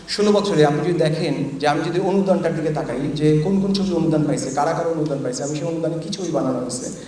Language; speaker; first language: Bangla; native; Bangla